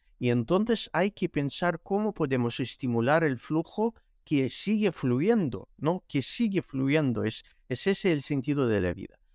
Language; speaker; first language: Spanish; non-native, fluent; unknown